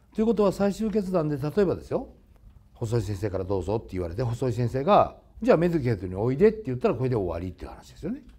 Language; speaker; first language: Japanese; native; Japanese